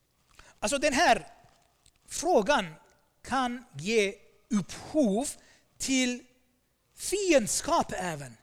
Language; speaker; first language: Swedish; non-native, fluent; Armenian